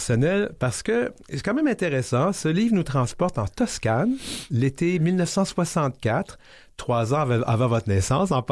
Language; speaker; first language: French; native; French